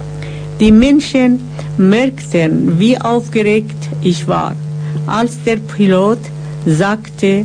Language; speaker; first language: German; non-native, fluent; Persian